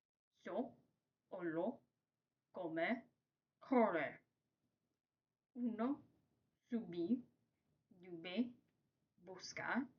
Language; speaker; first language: Spanish; non-native, learner; English